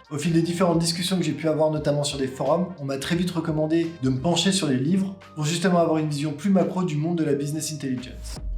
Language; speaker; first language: French; native; French